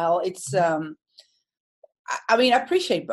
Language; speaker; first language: English; non-native, fluent; Dutch